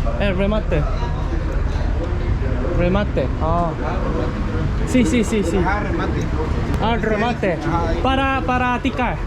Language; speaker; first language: Spanish; non-native, learner; Korean